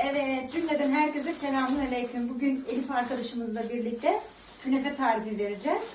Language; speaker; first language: Turkish; early bilingual, heritage; Turkish